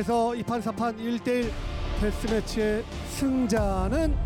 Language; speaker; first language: Korean; native; Korean